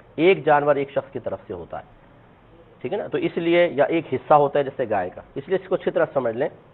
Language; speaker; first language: Urdu; native; Urdu